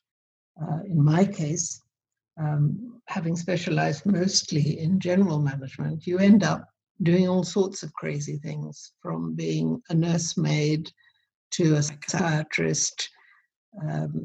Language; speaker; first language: English; native; English